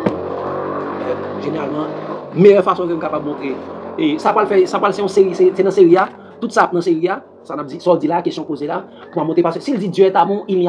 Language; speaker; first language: French; non-native, local second language; Haitian Creole